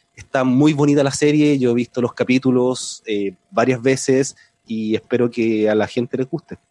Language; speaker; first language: Spanish; native; Spanish